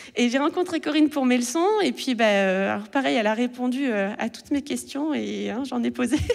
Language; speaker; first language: French; native; French